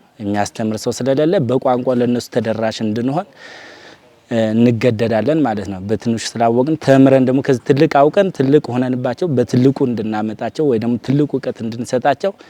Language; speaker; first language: Amharic; non-native, local second language; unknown